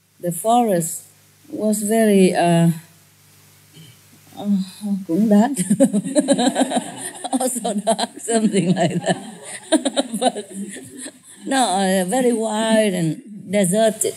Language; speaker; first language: English; non-native, fluent; Vietnamese